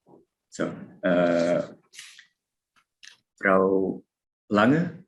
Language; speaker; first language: German; non-native, fluent; Indonesian